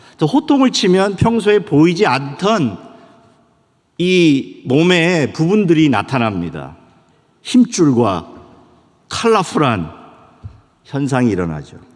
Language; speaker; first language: Korean; native; Korean